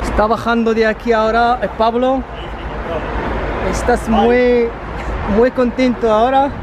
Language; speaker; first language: Spanish; non-native, learner; Arabic